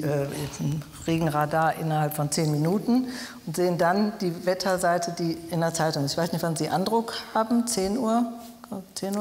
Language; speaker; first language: German; native; German